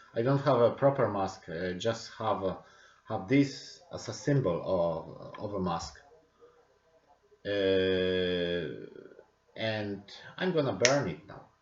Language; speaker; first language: English; non-native, fluent; Polish